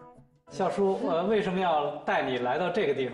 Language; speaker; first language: Chinese; native; Chinese